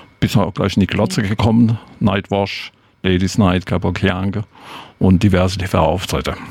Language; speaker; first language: German; native; German